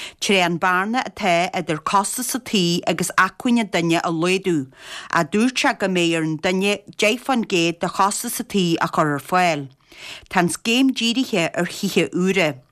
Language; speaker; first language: Irish; native; Irish